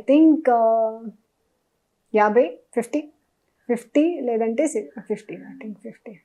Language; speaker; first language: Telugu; non-native, local second language; Hindi